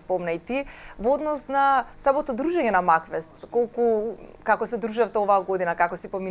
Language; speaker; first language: Macedonian; native; Macedonian